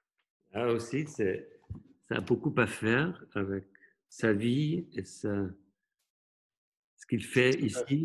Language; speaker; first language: French; non-native, local second language; German